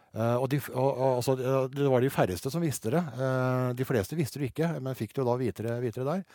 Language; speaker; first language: Norwegian; native; Norwegian